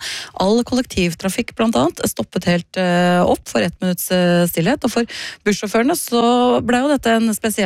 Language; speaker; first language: Norwegian; native; Norwegian